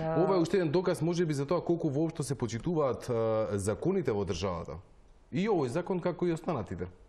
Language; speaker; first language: Macedonian; native; Macedonian